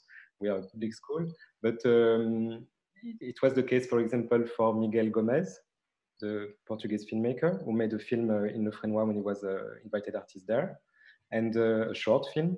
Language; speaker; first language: English; non-native, fluent; French